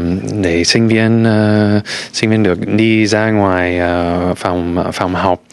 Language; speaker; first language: Vietnamese; non-native, fluent; English